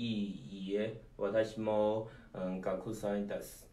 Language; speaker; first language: Japanese; non-native, learner; Chinese